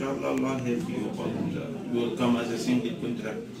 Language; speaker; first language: English; non-native, learner; Arabic